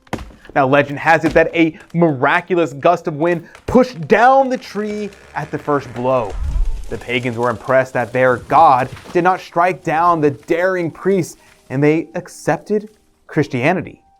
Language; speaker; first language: English; native; English